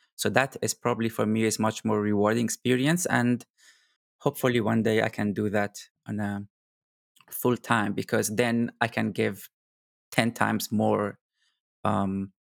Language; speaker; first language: English; non-native, fluent; Arabic